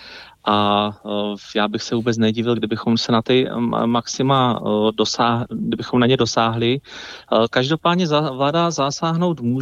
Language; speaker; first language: Czech; native; Czech